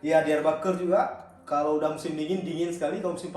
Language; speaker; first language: Indonesian; native; Indonesian